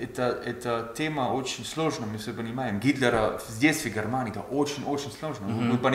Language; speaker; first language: Russian; non-native, learner; German